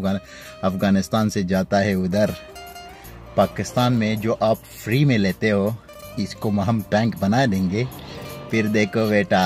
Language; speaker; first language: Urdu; non-native, fluent; Pashto